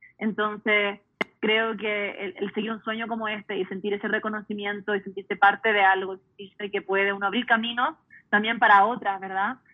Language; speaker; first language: Spanish; early bilingual, heritage; Spanish